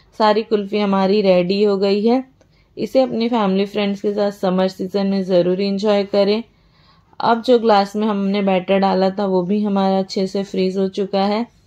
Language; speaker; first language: Hindi; native; Hindi